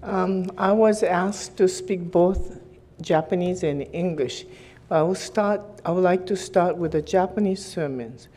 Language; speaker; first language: English; non-native, fluent; Japanese